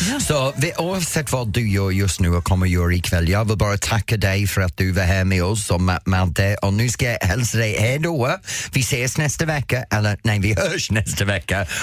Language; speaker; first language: Swedish; non-native, fluent; English